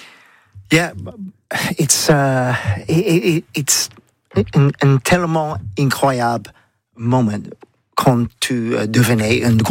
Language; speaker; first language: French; non-native, learner; English